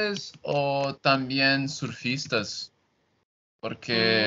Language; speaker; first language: Spanish; non-native, learner; Portuguese